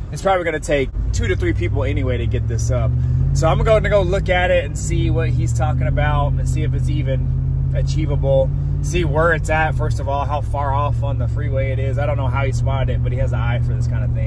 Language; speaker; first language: English; native; English